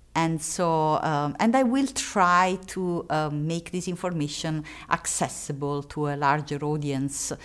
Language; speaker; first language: English; non-native, fluent; Italian